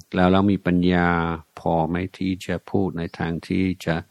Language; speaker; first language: Thai; non-native, fluent; English